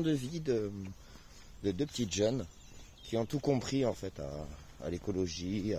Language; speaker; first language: French; native; French